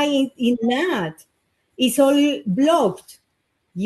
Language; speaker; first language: English; non-native, learner; Spanish